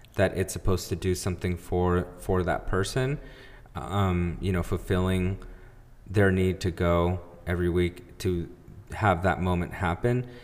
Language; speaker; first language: English; early bilingual, other home language; Spanish